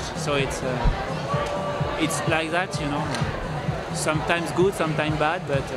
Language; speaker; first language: English; non-native, learner; French